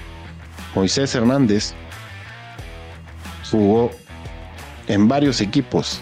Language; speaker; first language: Spanish; native; Spanish